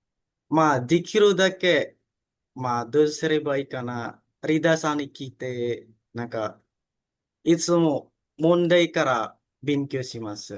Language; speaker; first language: Japanese; non-native, learner; Indonesian